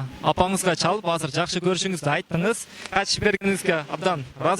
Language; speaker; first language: Kyrgyz; native; Kyrgyz